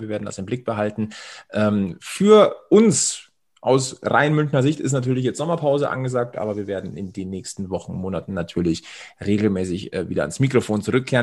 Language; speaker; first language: German; native; German